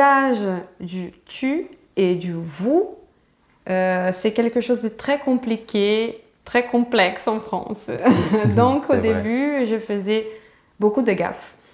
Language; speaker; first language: French; non-native, fluent; Portuguese